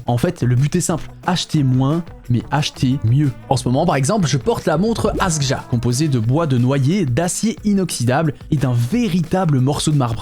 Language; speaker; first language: French; native; French